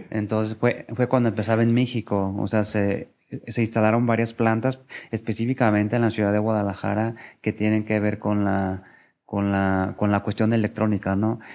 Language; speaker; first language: Spanish; native; Spanish